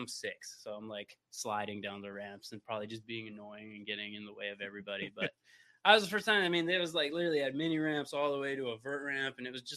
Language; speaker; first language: English; native; English